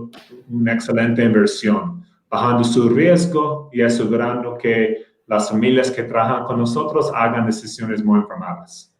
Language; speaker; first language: Spanish; non-native, fluent; English